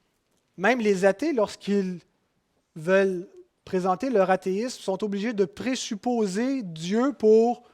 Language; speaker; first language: French; native; French